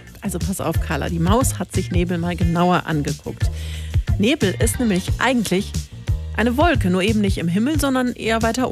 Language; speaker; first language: German; native; German